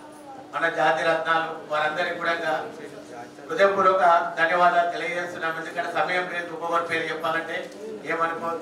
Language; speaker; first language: Telugu; native; Telugu